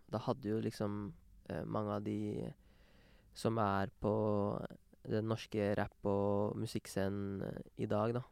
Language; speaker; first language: Norwegian; early bilingual, other home language; Urdu